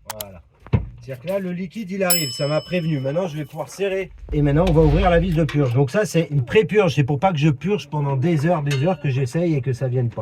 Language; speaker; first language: French; native; French